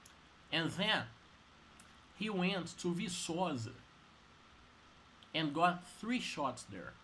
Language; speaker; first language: English; non-native, fluent; Portuguese